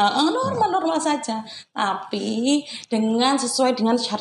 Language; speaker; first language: Indonesian; non-native, local second language; Javanese